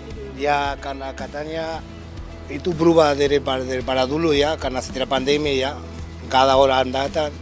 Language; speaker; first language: Indonesian; non-native, fluent; Spanish